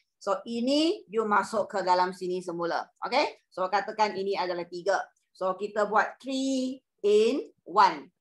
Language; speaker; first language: Malay; non-native, local second language; Chinese